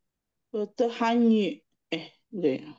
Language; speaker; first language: Chinese; non-native, learner; Indonesian